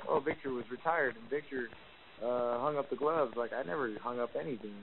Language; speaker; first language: English; early bilingual, other home language; Spanish